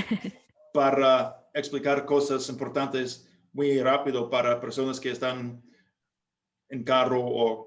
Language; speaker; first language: Spanish; non-native, fluent; English